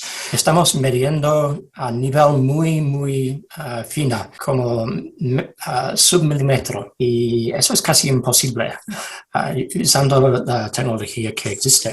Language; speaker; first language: Spanish; non-native, fluent; English